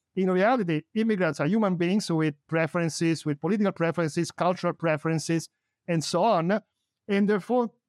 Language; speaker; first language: English; non-native, fluent; Italian